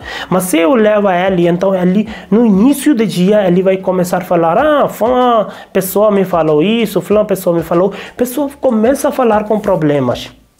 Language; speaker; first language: Portuguese; non-native, learner; Hindi